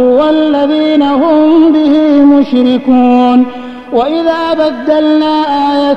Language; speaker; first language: Arabic; native; Arabic